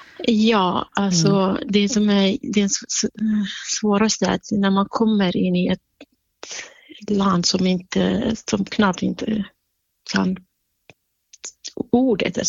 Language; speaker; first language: Swedish; non-native, fluent; Kurdish